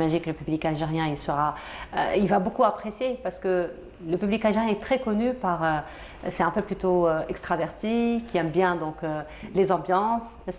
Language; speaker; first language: French; native; French